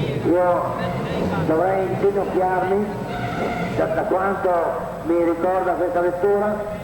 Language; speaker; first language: Italian; native; Italian